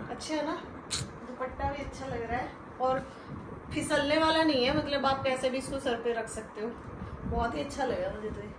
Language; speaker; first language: Hindi; native; Hindi